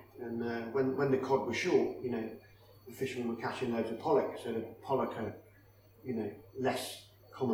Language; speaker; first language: English; native; English